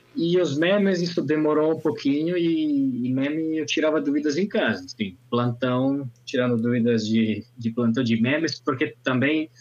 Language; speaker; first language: Portuguese; non-native, fluent; Italian